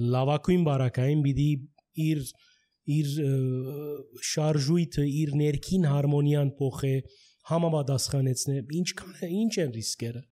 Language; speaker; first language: Armenian; early bilingual, heritage; Armenian